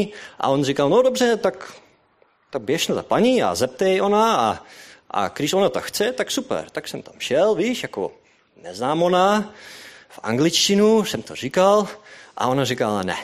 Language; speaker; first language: Czech; non-native, learner; Dutch